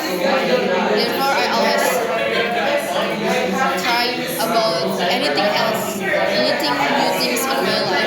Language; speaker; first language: English; non-native, learner; Indonesian